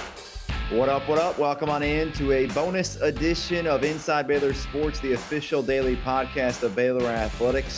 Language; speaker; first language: English; native; English